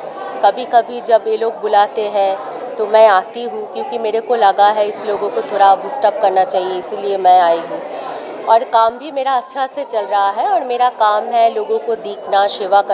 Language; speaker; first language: Hindi; non-native, local second language; Bangla